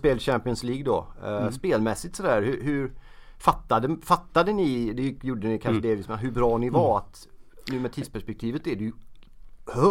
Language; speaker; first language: Swedish; native; Swedish